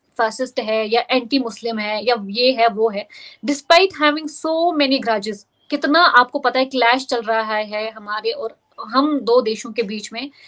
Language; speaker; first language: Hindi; non-native, local second language; Kashmiri